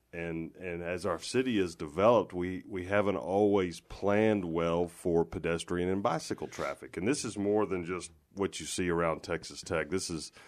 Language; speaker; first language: English; native; English